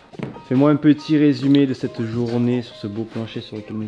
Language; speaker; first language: French; native; French